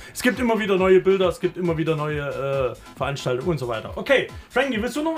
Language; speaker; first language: German; native; German